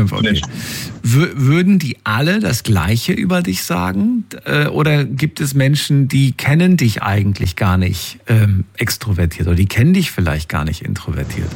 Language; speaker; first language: German; native; German